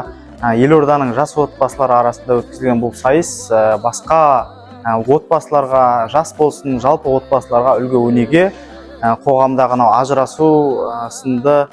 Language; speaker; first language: Kazakh; native; Kazakh